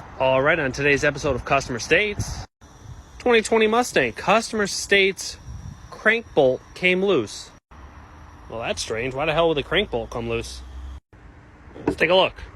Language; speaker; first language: English; native; English